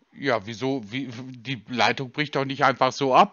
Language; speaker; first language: German; native; German